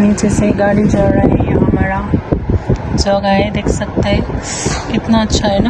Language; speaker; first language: Hindi; non-native, learner; Nepali